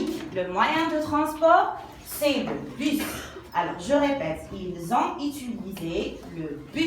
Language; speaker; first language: French; non-native, local second language; Arabic